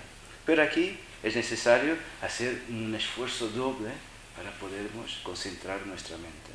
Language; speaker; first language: Spanish; non-native, fluent; Portuguese